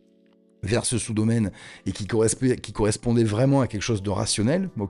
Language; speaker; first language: French; native; French